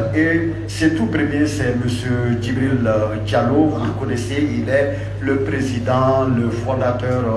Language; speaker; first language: French; native; French